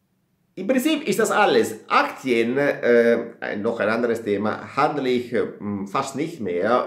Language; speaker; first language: German; non-native, fluent; Italian